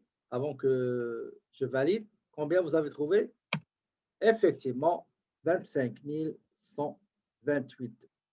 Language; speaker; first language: French; native; French